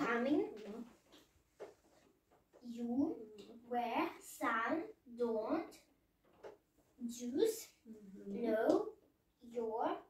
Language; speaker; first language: English; non-native, learner; Russian